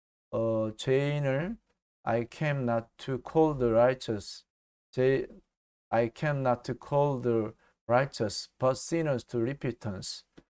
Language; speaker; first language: English; non-native, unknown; Korean